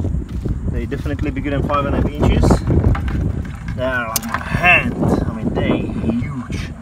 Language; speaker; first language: English; non-native, fluent; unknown